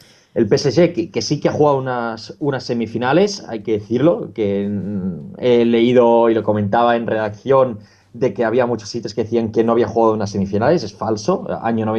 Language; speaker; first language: Spanish; native; Spanish